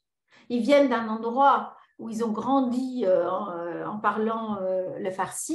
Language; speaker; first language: French; early bilingual, other home language; Spanish